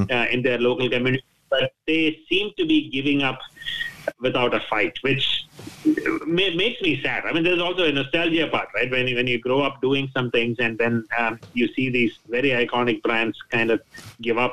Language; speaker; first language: English; non-native, local second language; Malayalam